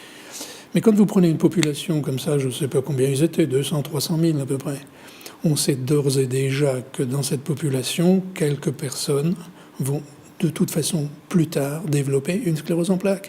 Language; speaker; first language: French; native; French